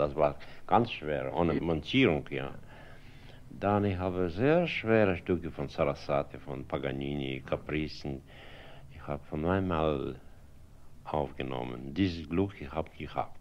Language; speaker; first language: German; non-native, fluent; Russian